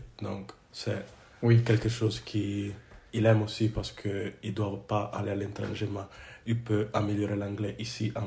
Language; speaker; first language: French; non-native, learner; English